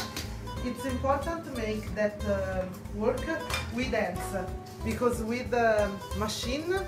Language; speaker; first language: English; non-native, learner; Italian